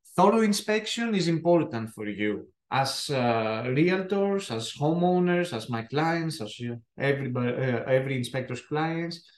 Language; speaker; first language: English; non-native, fluent; Greek